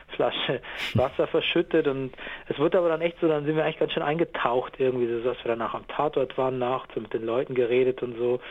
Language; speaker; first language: German; native; German